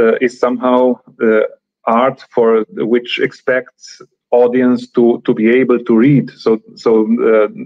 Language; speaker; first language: English; non-native, fluent; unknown